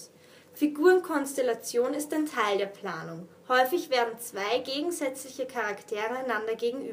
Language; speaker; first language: German; native; German